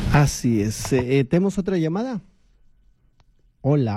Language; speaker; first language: Spanish; native; Spanish